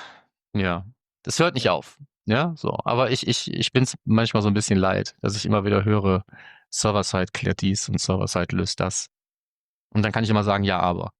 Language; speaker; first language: German; native; German